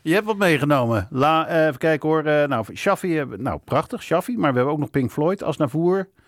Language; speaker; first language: Dutch; native; Dutch